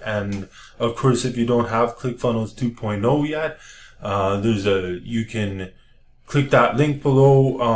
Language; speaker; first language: English; native; English